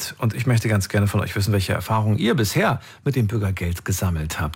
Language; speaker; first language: German; native; German